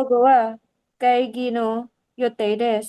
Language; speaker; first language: Japanese; non-native, learner; Indonesian